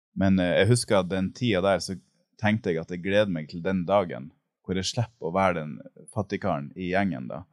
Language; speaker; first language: Norwegian; native; Norwegian